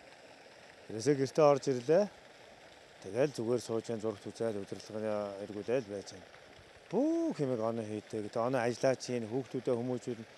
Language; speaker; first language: Mongolian; native; Mongolian